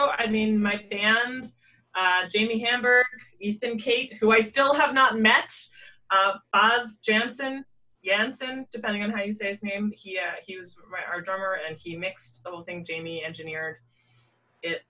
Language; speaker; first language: English; native; English